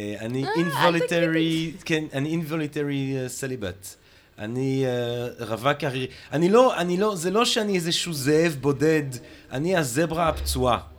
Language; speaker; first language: Hebrew; non-native, fluent; English